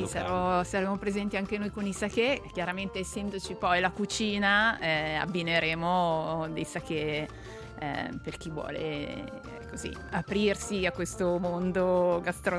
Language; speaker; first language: Italian; native; Italian